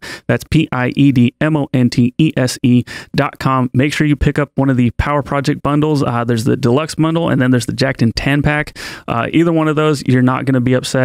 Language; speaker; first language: English; native; English